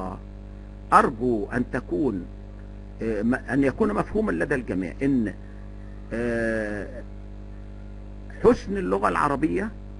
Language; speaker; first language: Arabic; native; Arabic